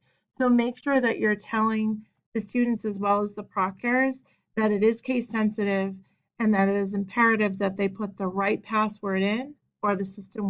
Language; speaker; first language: English; native; English